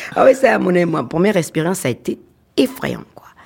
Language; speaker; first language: French; non-native, local second language; Fon